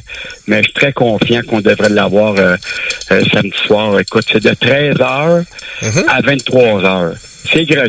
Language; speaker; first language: French; native; French